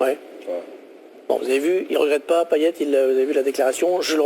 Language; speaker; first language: French; native; French